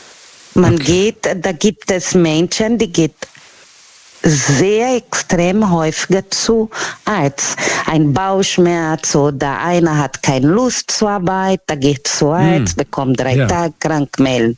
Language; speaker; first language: German; non-native, learner; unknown